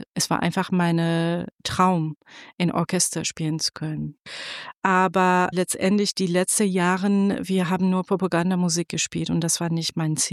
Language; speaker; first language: German; non-native, fluent; Persian